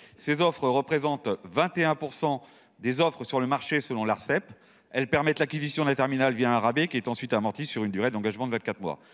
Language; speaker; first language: French; native; French